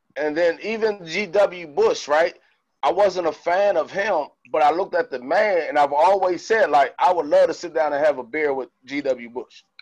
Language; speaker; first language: English; native; English